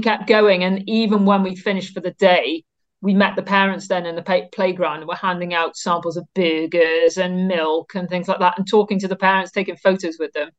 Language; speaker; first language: English; native; English